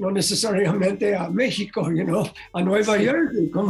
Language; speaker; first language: Spanish; non-native, learner; English